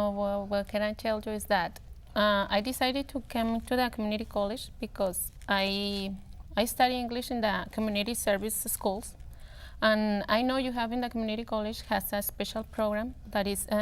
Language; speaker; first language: English; non-native, learner; Spanish